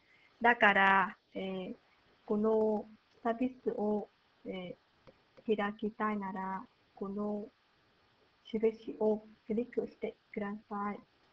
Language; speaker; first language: Japanese; non-native, learner; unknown